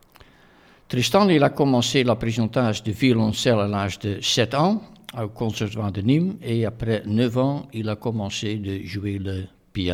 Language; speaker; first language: French; non-native, fluent; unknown